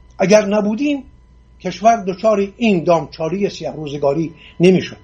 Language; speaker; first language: Persian; non-native, local second language; Assyrian Neo-Aramaic